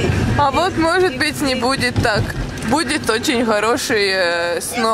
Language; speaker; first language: Russian; non-native, learner; Latvian